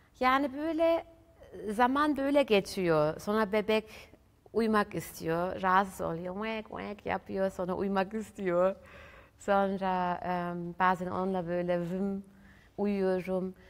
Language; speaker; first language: Turkish; early bilingual, heritage; German